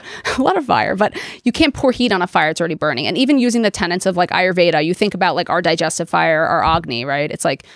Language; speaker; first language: English; native; English